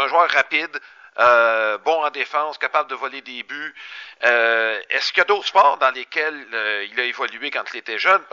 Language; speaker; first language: French; native; French